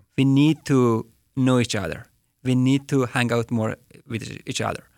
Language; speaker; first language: English; non-native, fluent; Persian